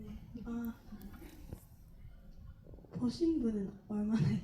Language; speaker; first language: Korean; non-native, learner; Japanese